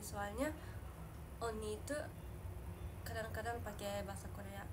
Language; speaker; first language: Indonesian; non-native, learner; Japanese